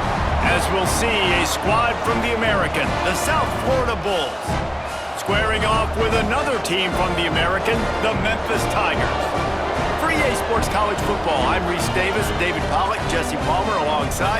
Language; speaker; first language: English; native; English